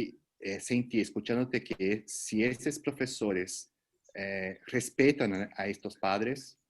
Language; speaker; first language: Spanish; non-native, fluent; Portuguese